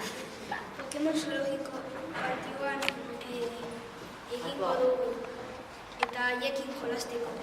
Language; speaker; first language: Basque; non-native, local second language; Spanish